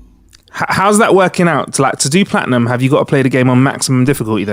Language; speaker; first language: English; native; English